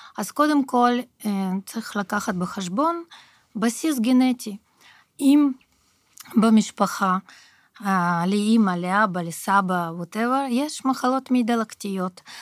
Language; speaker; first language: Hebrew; early bilingual, other home language; Russian